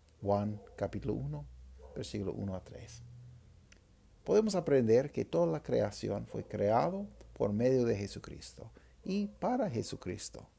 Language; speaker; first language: Spanish; non-native, fluent; English